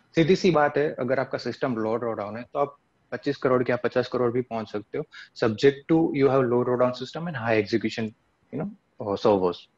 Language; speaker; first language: Hindi; non-native, local second language; Gujarati